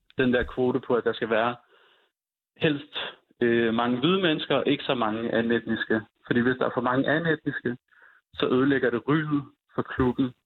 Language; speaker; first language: Danish; early bilingual, other home language; Punjabi